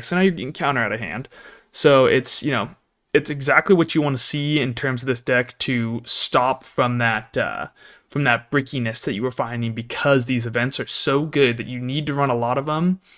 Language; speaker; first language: English; native; English